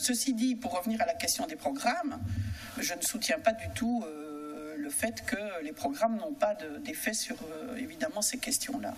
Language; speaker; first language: French; native; French